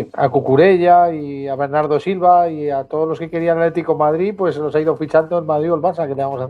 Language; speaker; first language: Spanish; native; Spanish